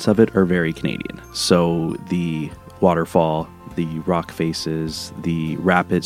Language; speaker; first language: English; native; English